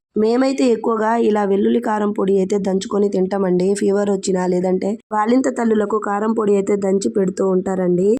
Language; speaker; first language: Telugu; non-native, local second language; Lambadi